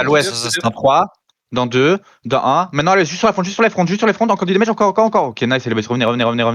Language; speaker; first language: French; native; French